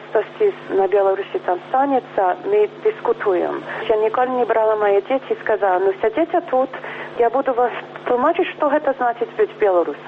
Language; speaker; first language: Belarusian; early bilingual, heritage; Belarusian